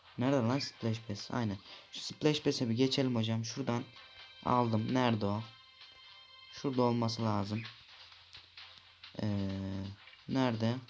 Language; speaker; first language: Turkish; native; Turkish